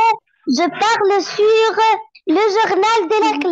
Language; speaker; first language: French; non-native, learner; Arabic